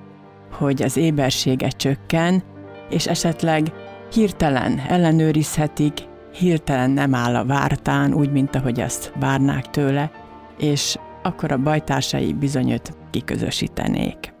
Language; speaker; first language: Hungarian; native; Hungarian